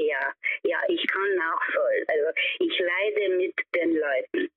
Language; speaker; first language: German; early bilingual, heritage; German